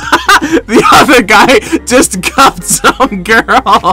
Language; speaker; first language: English; native; English